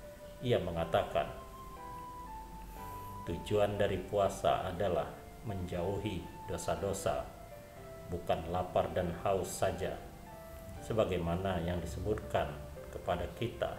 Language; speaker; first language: Indonesian; native; Indonesian